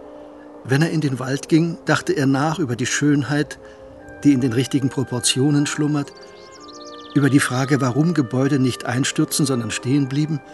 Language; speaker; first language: German; native; German